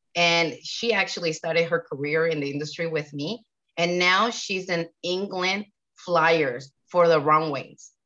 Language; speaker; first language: English; non-native, fluent; Spanish